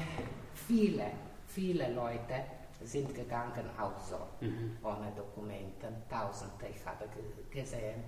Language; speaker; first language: German; non-native, learner; Slovenian